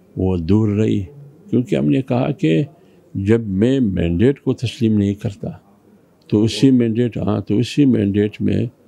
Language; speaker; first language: Urdu; non-native, local second language; Pashto